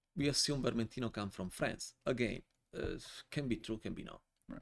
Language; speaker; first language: English; non-native, fluent; Italian